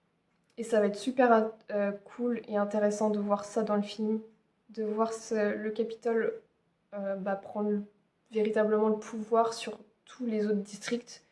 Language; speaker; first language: French; native; French